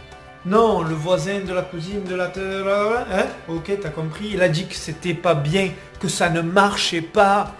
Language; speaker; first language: French; native; French